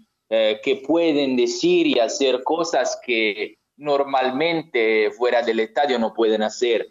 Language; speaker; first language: Spanish; non-native, learner; Italian